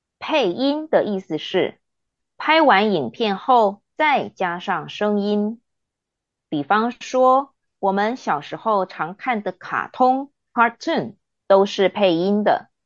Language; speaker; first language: Chinese; native; Chinese